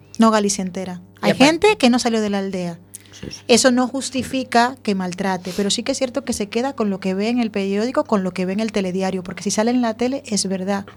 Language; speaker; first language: Spanish; native; Spanish